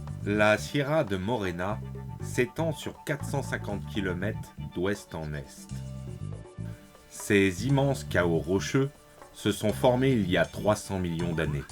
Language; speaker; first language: French; native; French